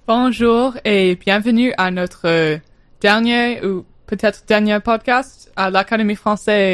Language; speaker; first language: French; non-native, learner; English